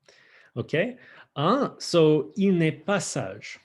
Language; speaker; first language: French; non-native, fluent; English